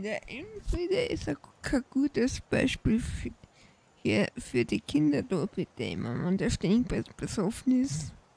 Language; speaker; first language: German; native; German